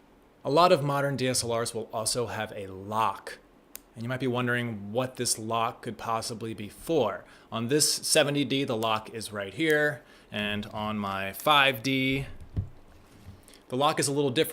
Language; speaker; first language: English; native; English